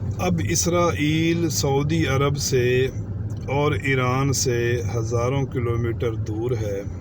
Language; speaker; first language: Urdu; non-native, local second language; Punjabi